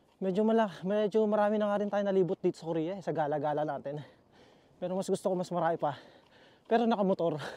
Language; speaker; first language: Filipino; native; Filipino